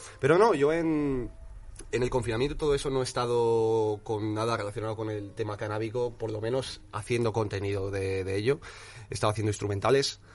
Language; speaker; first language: Spanish; native; Spanish